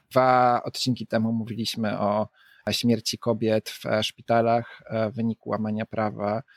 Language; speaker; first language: Polish; native; Polish